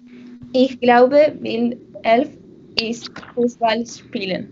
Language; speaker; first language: German; non-native, learner; Spanish